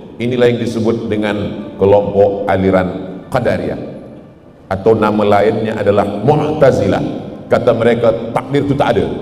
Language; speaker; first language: Malay; native; Malay